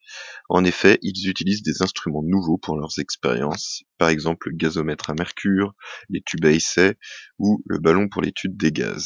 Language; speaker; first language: French; native; French